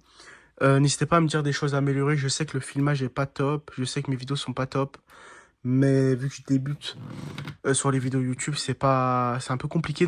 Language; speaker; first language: French; native; French